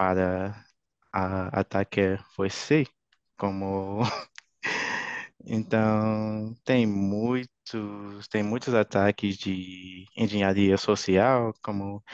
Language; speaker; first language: Portuguese; non-native, fluent; English